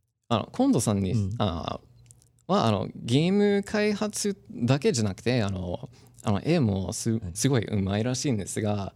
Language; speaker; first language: Japanese; non-native, fluent; English